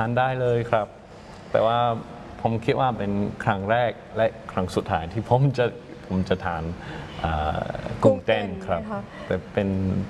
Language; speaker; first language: Thai; non-native, fluent; English